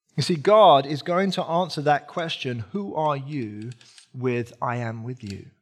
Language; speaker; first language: English; native; English